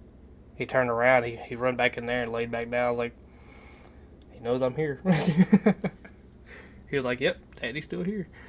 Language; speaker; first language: English; native; English